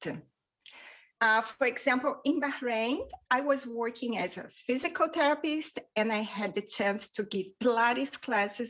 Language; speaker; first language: English; non-native, fluent; Portuguese